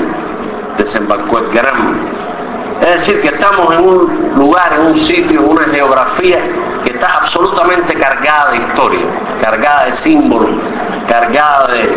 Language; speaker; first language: Spanish; native; Spanish